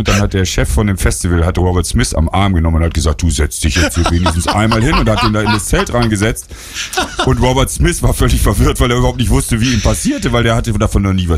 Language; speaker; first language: German; native; German